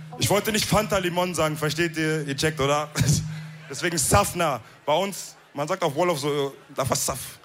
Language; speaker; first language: German; early bilingual, other home language; Wolof